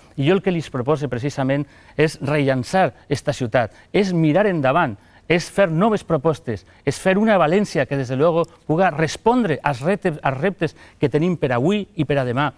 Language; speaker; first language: Catalan; non-native, local second language; Spanish